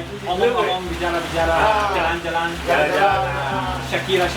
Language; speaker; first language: Indonesian; non-native, learner; English